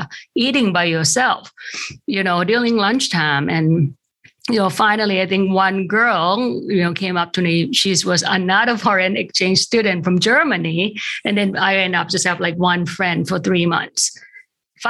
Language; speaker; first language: English; non-native, fluent; Thai